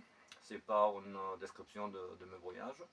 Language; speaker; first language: French; non-native, fluent; German